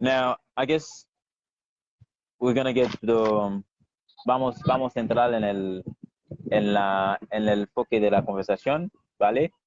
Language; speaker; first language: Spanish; non-native, fluent; Haitian Creole